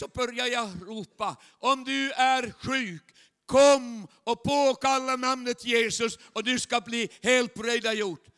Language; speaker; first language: Swedish; non-native, fluent; Chinese